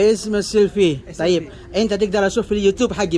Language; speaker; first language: Arabic; non-native, learner; Indonesian